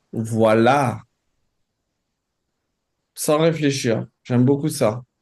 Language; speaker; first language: French; native; French